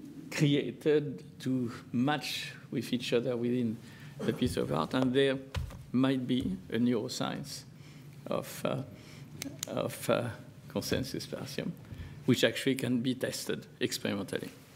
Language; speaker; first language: English; non-native, fluent; French